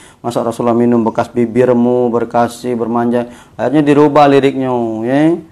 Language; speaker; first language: Malay; native; Malay